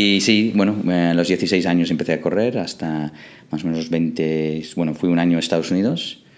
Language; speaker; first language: Spanish; non-native, fluent; English